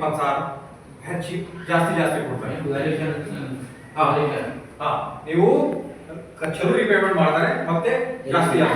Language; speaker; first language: Kannada; non-native, local second language; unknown